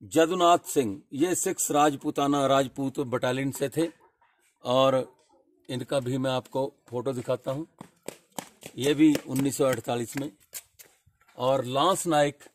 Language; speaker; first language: Hindi; non-native, local second language; Punjabi